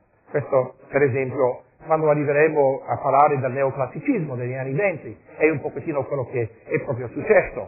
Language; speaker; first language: Italian; non-native, fluent; English